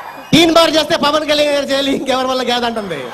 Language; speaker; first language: Telugu; native; Telugu